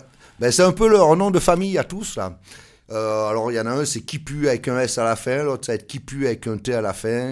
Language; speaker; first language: French; native; French